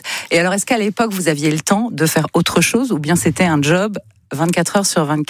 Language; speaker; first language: French; native; French